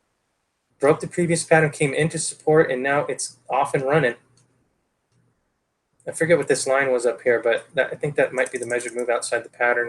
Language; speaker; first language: English; native; English